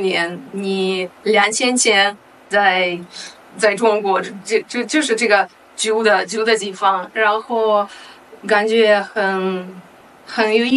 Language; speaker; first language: Chinese; non-native, fluent; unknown